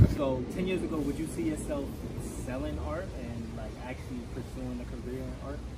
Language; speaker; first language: English; native; English